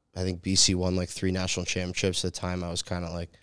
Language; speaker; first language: English; native; English